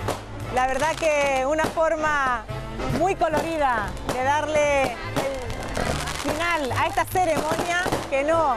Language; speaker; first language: Spanish; native; Spanish